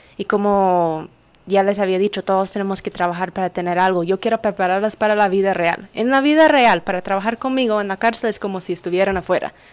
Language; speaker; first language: Spanish; non-native, fluent; English